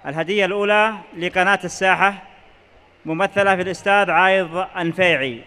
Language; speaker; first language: Arabic; native; Arabic